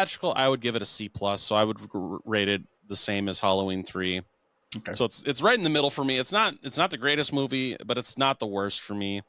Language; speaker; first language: English; native; English